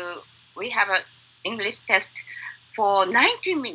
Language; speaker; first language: English; non-native, learner; Japanese